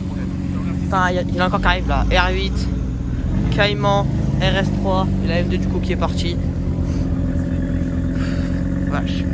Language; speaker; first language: French; native; French